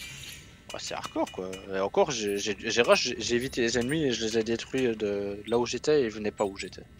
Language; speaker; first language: French; native; French